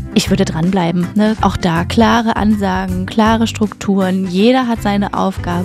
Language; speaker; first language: German; native; German